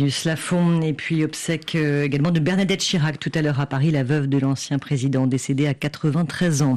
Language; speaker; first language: French; native; French